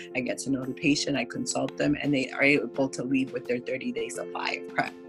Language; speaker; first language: English; non-native, fluent; Haitian Creole